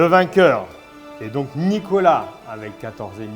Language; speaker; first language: French; native; French